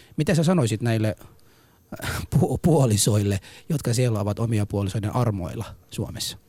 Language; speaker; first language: Finnish; early bilingual, other home language; Somali